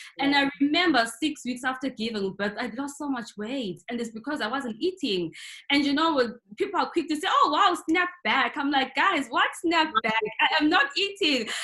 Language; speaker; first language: English; non-native, local second language; North Ndebele